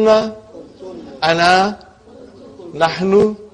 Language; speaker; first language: Arabic; non-native, fluent; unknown